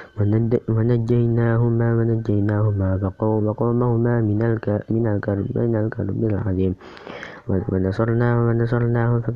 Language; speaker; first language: Arabic; non-native, learner; Indonesian